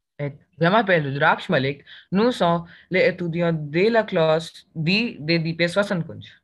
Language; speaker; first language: French; non-native, learner; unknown